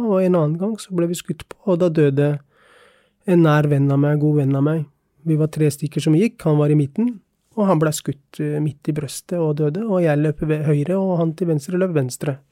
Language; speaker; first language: Norwegian; early bilingual, other home language; Urdu